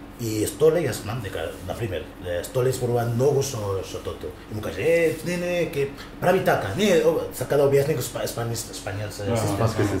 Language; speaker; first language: Macedonian; non-native, learner; Spanish